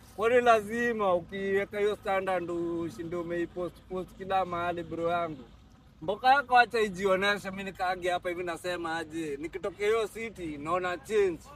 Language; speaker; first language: Swahili; native; Swahili